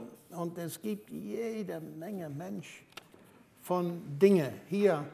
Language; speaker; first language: German; non-native, fluent; English